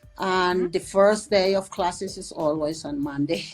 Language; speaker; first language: English; non-native, fluent; Spanish